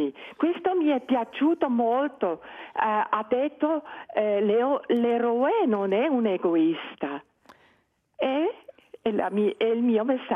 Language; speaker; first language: Italian; non-native, learner; German